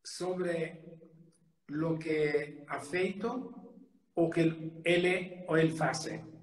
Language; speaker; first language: Spanish; non-native, fluent; Italian